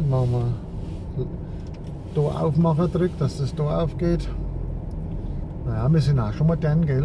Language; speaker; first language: German; native; German